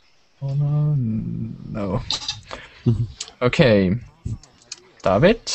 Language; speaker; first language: English; non-native, learner; German